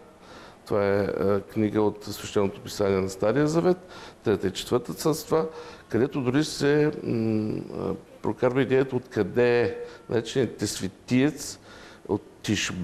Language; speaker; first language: Bulgarian; native; Bulgarian